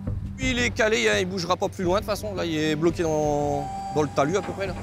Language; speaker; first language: French; native; French